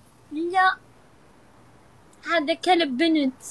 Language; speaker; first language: Arabic; non-native, learner; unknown